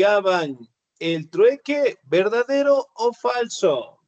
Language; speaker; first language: Spanish; native; Spanish